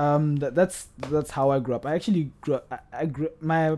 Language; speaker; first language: English; non-native, local second language; Northern Sotho